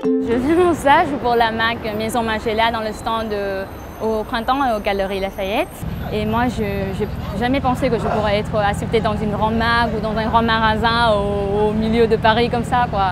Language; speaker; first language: French; non-native, fluent; Vietnamese